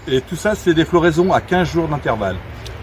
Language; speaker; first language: French; native; French